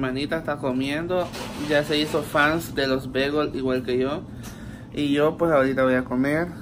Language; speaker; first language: Spanish; native; Spanish